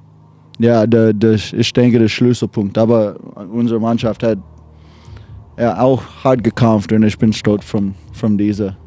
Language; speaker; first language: German; non-native, learner; English